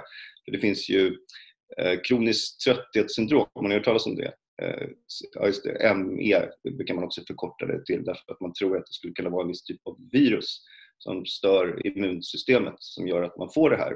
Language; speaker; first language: Swedish; native; Swedish